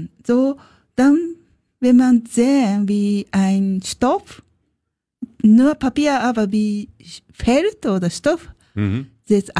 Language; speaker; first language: German; non-native, learner; Japanese